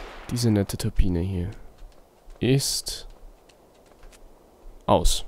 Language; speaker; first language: German; native; German